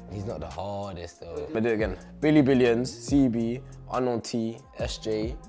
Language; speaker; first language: English; native; English